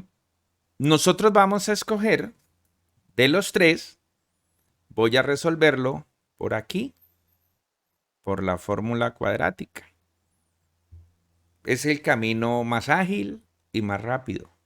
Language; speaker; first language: Spanish; native; Spanish